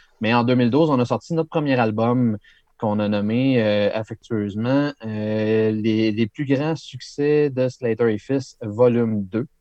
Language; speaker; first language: French; native; French